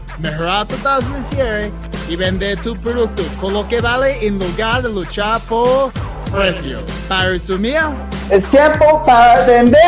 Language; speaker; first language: Spanish; non-native, fluent; English